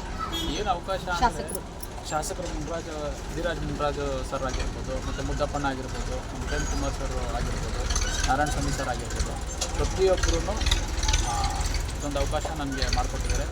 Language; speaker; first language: Kannada; native; Kannada